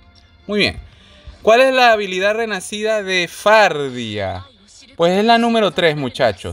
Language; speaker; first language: Spanish; native; Spanish